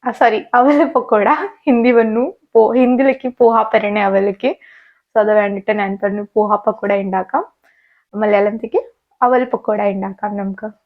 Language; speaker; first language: Malayalam; non-native, learner; Hindi